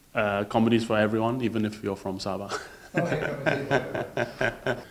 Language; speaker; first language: English; native; English